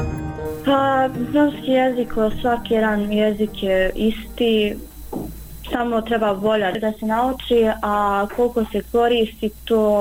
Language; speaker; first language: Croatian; non-native, local second language; Romany